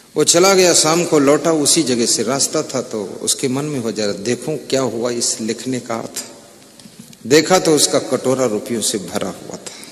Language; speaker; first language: Hindi; native; Hindi